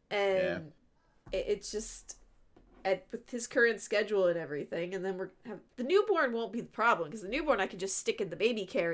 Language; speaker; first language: English; native; English